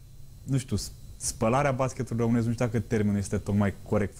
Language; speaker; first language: Romanian; native; Romanian